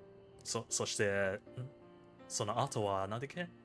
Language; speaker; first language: Japanese; non-native, learner; English